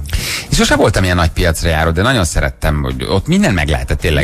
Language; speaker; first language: Hungarian; native; Hungarian